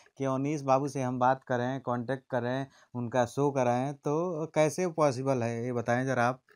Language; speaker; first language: Hindi; native; Hindi